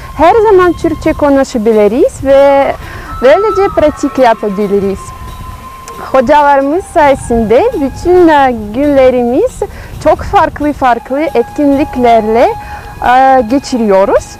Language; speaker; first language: Turkish; non-native, fluent; Russian